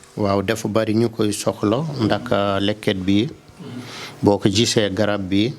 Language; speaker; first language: Wolof; non-native, local second language; Fula